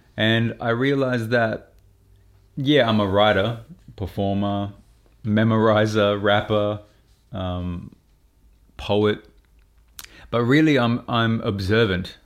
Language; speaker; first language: English; native; English